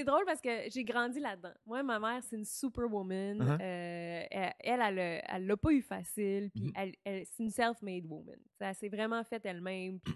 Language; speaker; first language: French; native; French